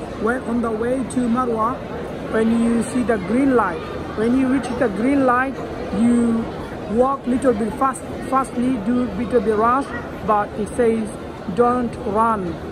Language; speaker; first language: English; non-native, local second language; Bangla